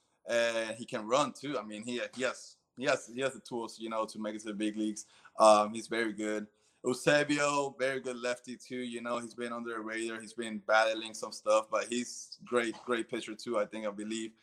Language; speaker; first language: English; early bilingual, other home language; Spanish